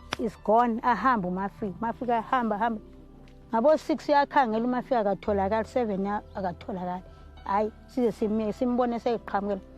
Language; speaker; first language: Zulu; native; Zulu